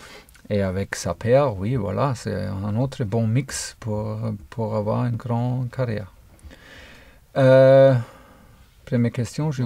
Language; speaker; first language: French; non-native, fluent; German